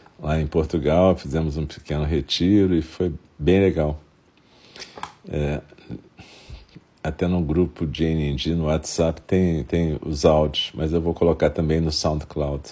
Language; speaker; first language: Portuguese; native; Portuguese